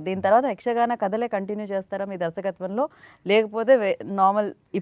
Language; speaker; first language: Telugu; native; Telugu